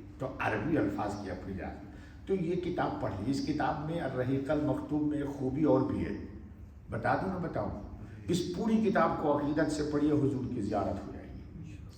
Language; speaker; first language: Urdu; native; Urdu